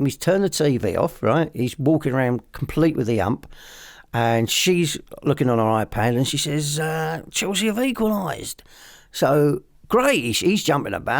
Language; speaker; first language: English; native; English